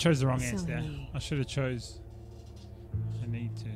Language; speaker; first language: English; native; English